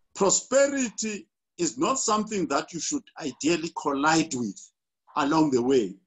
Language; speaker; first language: English; non-native, local second language; Xhosa